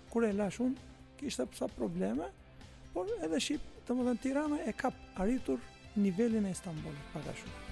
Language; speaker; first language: Albanian; non-native, fluent; Turkish